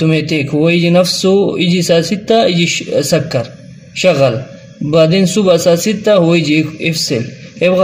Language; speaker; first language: Arabic; non-native, learner; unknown